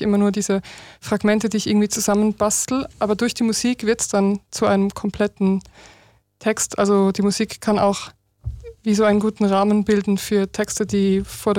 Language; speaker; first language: German; native; German